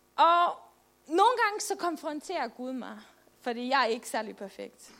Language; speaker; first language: Danish; non-native, local second language; Faroese